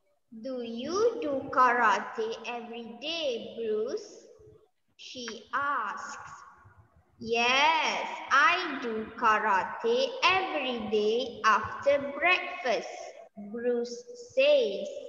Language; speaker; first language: English; non-native, local second language; Malay